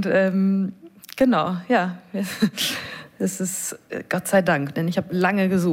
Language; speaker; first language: German; non-native, fluent; English